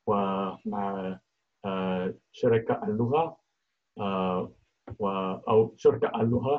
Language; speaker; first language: Arabic; non-native, learner; English